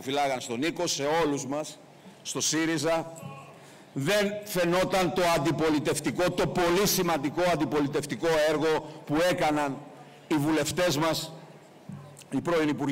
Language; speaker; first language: Greek; native; Greek